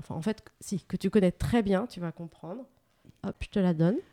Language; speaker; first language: French; native; French